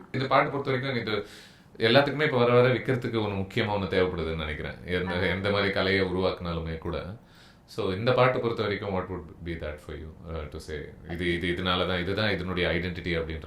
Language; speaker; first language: Tamil; native; Tamil